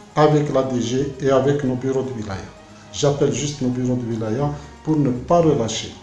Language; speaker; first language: French; non-native, local second language; Arabic